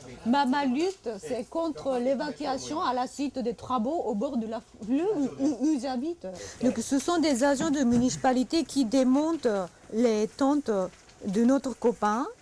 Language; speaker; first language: French; non-native, fluent; Japanese